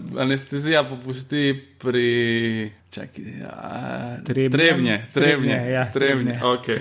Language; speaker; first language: Slovenian; native; Slovenian